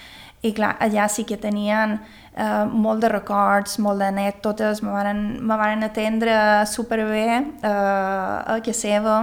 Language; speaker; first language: Catalan; early bilingual, other home language; Swedish